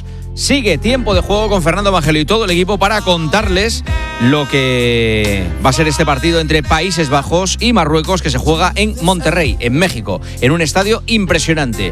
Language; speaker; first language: Spanish; native; Spanish